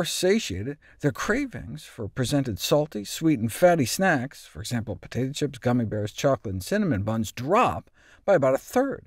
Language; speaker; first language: English; native; English